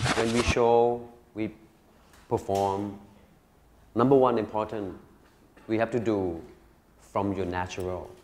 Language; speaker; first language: English; non-native, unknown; Thai